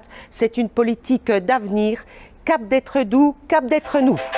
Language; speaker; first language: French; native; French